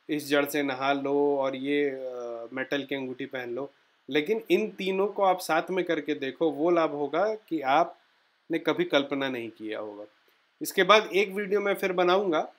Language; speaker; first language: Hindi; native; Hindi